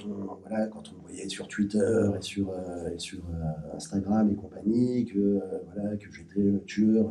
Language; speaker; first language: French; native; French